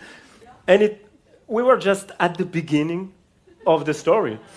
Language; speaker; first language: English; non-native, fluent; Hebrew